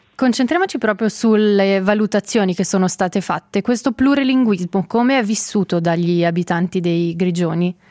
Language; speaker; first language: Italian; native; Italian